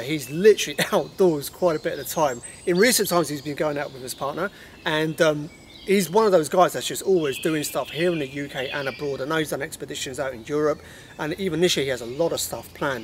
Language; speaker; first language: English; native; English